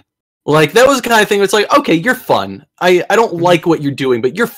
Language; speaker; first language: English; native; English